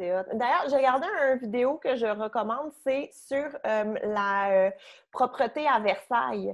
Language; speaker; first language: French; native; French